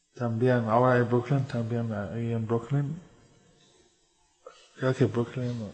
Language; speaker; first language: Spanish; non-native, fluent; English